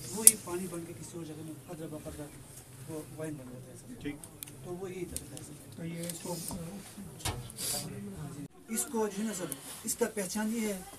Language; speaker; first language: Urdu; non-native, local second language; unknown